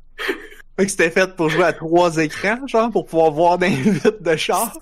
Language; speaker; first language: French; native; French